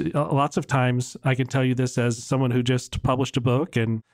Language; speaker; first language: English; native; English